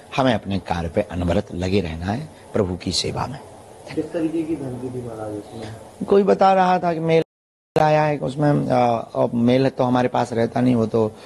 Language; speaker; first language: Hindi; native; Hindi